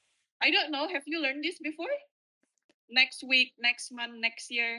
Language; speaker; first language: English; non-native, fluent; Indonesian